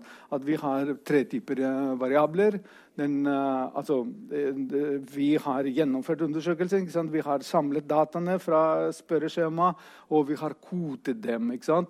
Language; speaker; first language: Norwegian; non-native, fluent; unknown